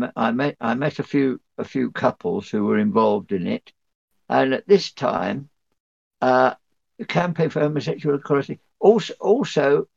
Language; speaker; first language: English; native; English